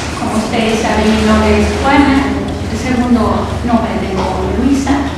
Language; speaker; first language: Spanish; non-native, local second language; Aymara